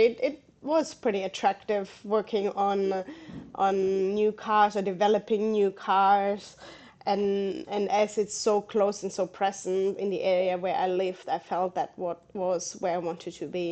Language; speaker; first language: English; non-native, fluent; German